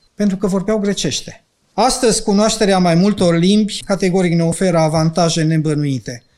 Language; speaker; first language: Romanian; non-native, local second language; Ukrainian